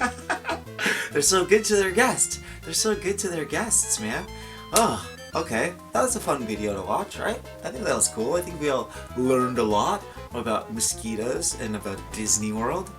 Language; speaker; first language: English; native; English